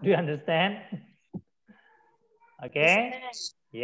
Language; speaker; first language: English; non-native, learner; Indonesian